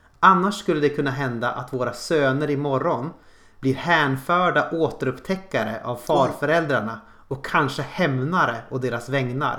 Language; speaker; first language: Swedish; native; Swedish